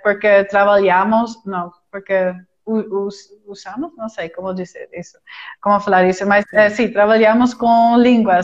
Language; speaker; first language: Portuguese; non-native, fluent; Dutch